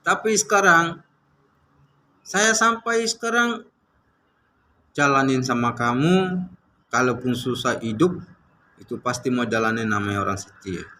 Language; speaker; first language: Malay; non-native, learner; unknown